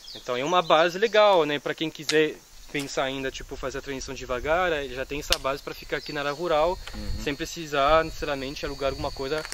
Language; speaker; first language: Portuguese; non-native, fluent; French